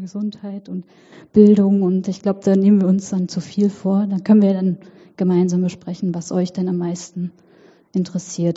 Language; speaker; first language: German; native; German